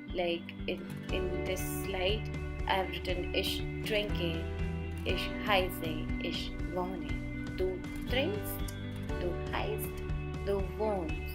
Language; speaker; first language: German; non-native, fluent; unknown